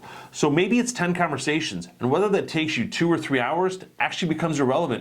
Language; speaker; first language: English; native; English